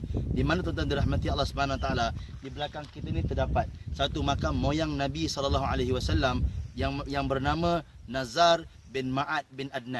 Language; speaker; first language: Malay; native; Malay